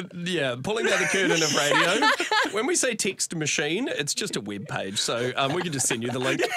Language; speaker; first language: English; native; English